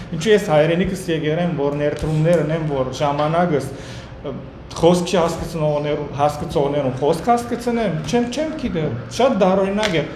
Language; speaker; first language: Armenian; early bilingual, heritage; Armenian